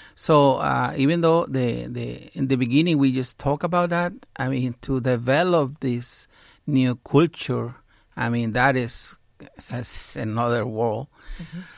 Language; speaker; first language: English; non-native, fluent; Spanish